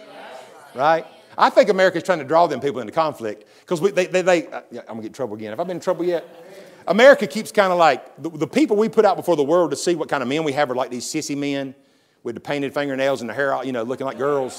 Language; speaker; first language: English; native; English